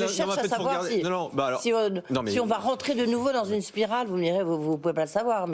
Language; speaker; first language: French; native; French